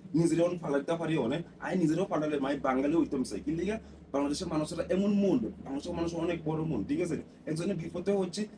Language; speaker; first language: Bangla; non-native, learner; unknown